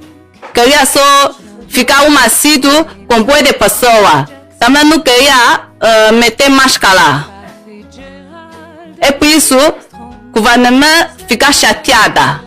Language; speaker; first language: Portuguese; non-native, learner; Chinese